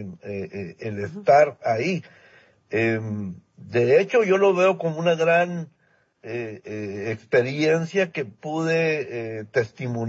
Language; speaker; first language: Spanish; native; Spanish